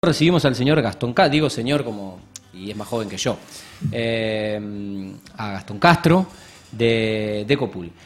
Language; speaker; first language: Spanish; native; Spanish